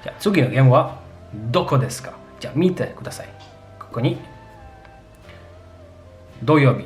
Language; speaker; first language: Japanese; non-native, fluent; Polish